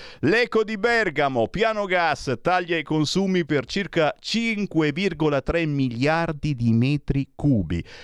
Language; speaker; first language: Italian; native; Italian